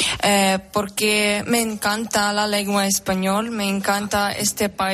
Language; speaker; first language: Spanish; non-native, learner; Ukrainian